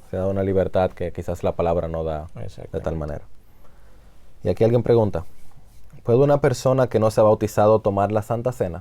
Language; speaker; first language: Spanish; native; Spanish